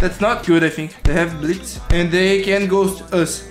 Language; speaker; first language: English; non-native, learner; Portuguese